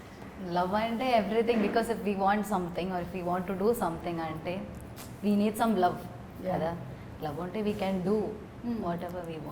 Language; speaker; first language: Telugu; non-native, learner; Malayalam